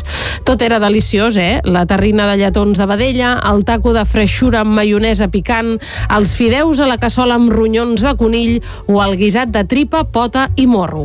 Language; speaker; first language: Catalan; native; Catalan